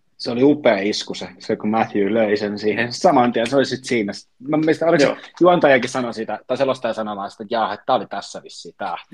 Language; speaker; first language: Finnish; native; Finnish